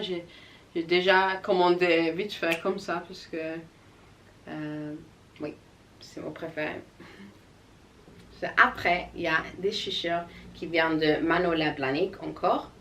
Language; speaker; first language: French; non-native, learner; English